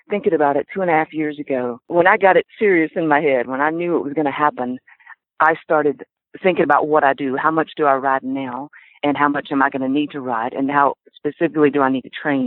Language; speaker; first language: English; native; English